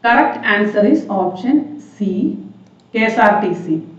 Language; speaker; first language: English; non-native, local second language; Malayalam